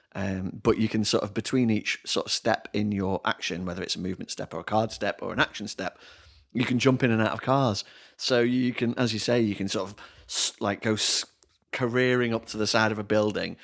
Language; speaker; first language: English; native; English